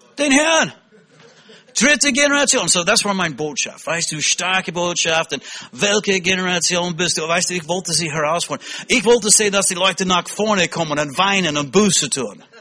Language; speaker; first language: German; non-native, fluent; English